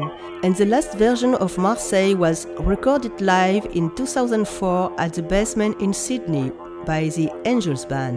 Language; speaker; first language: English; non-native, learner; French